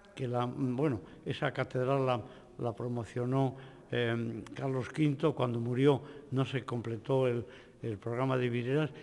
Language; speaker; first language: Spanish; native; Spanish